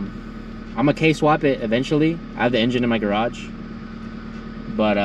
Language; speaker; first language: English; native; English